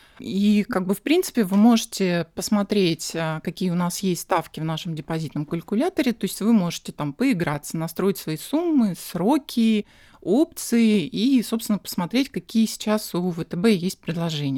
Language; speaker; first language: Russian; native; Russian